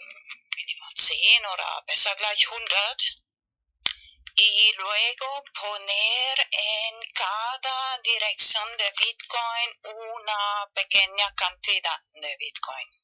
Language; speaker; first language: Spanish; non-native, fluent; German